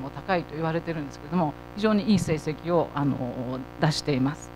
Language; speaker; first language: Japanese; native; Japanese